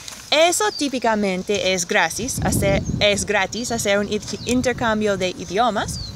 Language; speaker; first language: Spanish; non-native, fluent; English